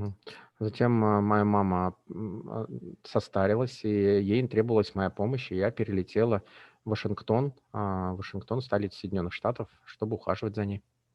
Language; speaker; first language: Russian; native; Russian